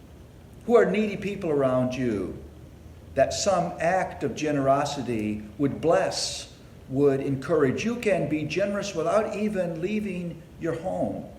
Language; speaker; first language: English; native; English